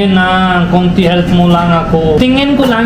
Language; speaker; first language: Filipino; non-native, learner; Punjabi